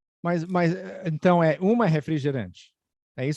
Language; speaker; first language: Portuguese; non-native, fluent; English